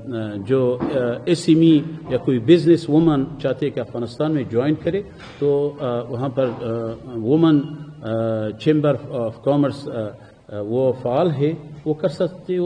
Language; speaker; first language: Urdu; non-native, fluent; Persian